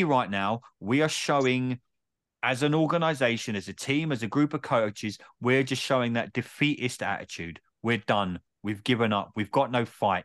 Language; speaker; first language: English; native; English